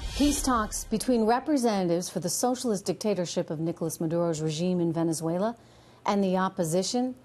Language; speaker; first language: English; native; English